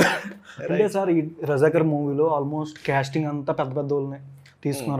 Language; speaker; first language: Telugu; native; Telugu